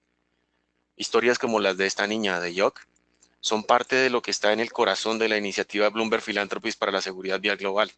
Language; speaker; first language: Spanish; native; Spanish